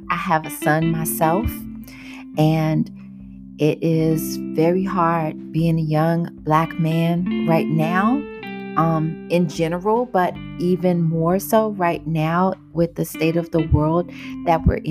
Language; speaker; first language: English; native; English